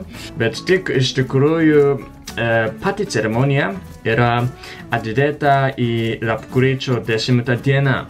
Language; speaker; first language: Lithuanian; non-native, fluent; Japanese